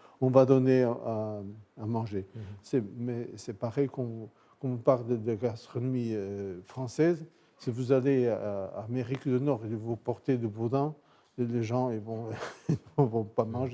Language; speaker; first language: French; non-native, fluent; Portuguese